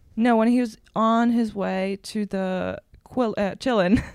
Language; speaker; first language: English; non-native, fluent; German